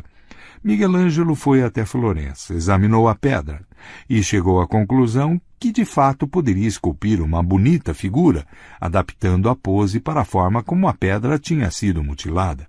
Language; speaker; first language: Portuguese; native; Portuguese